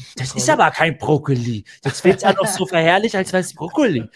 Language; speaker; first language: German; native; German